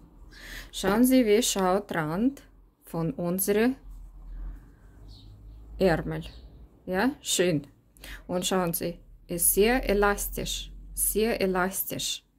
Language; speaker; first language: German; non-native, learner; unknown